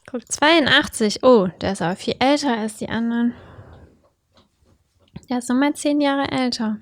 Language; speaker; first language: German; native; German